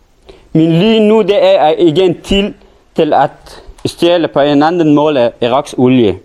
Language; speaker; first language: Danish; non-native, learner; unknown